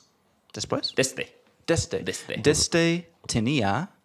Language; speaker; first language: Spanish; non-native, learner; English